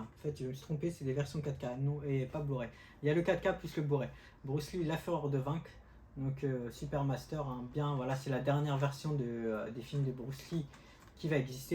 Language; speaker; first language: French; native; French